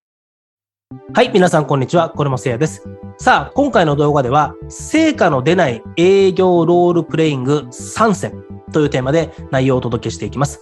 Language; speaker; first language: Japanese; native; Japanese